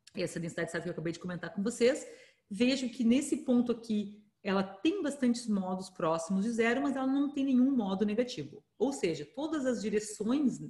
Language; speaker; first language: Portuguese; native; Portuguese